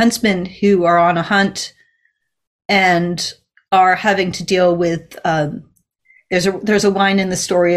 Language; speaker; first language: English; native; English